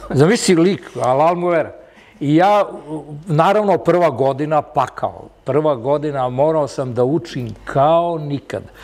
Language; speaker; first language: Serbian; early bilingual, other home language; Italian